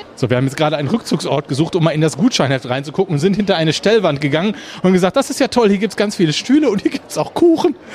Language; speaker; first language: German; native; German